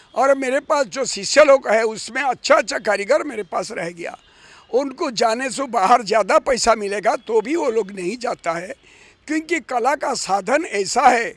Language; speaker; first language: Hindi; non-native, local second language; Odia